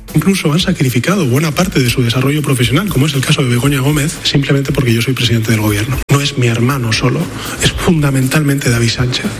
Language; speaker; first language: Spanish; native; Spanish